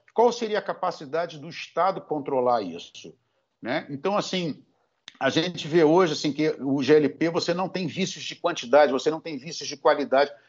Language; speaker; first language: Portuguese; native; Portuguese